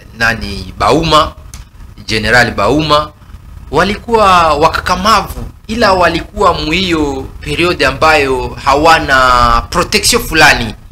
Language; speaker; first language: Swahili; native; Swahili